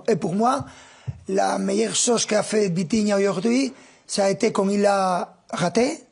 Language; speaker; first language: French; non-native, fluent; Spanish